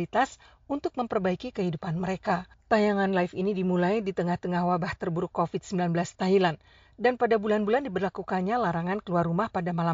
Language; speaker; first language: Indonesian; native; Indonesian